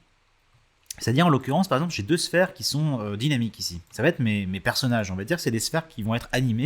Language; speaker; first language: French; native; French